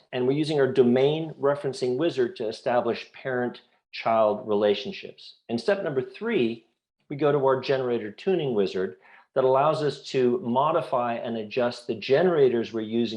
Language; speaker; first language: English; native; English